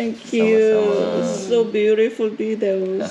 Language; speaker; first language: English; non-native, learner; Korean